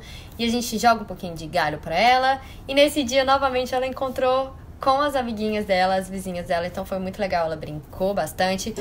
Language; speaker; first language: Portuguese; native; Portuguese